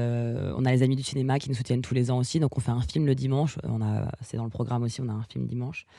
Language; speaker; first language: French; native; French